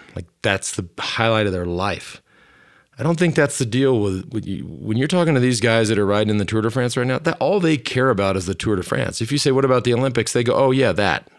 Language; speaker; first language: English; native; English